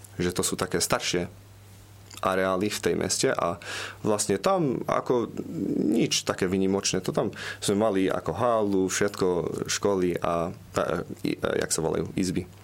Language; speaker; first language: Slovak; early bilingual, heritage; Slovak